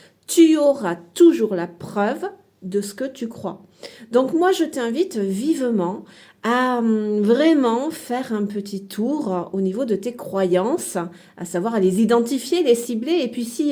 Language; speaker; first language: French; native; French